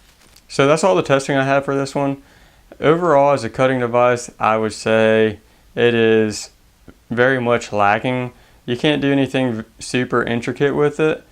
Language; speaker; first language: English; native; English